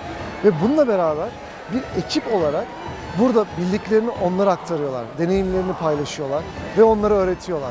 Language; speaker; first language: Turkish; native; Turkish